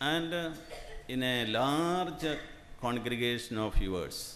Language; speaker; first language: English; non-native, local second language; Malayalam